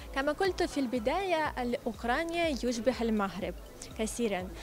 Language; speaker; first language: Arabic; non-native, fluent; Ukrainian